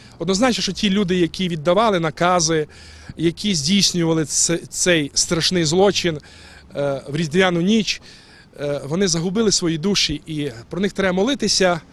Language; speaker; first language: Ukrainian; native; Ukrainian